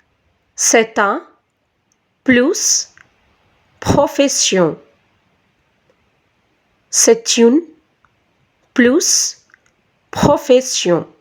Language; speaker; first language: French; non-native, fluent; Telugu